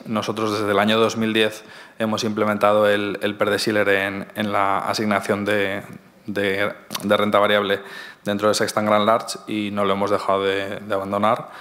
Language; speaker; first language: Spanish; native; Spanish